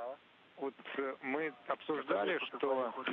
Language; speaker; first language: Russian; native; Russian